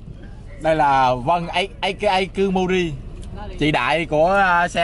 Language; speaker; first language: Vietnamese; native; Vietnamese